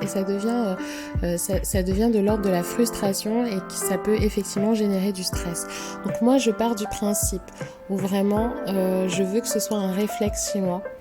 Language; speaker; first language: French; native; French